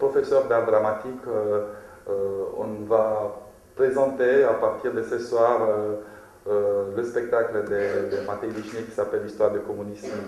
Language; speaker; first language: French; non-native, fluent; Romanian